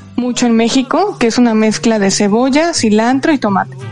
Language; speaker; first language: Spanish; native; Spanish